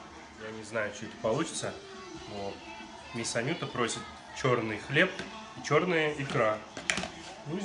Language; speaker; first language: Russian; native; Russian